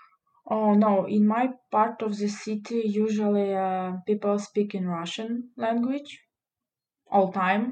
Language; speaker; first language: English; non-native, learner; Russian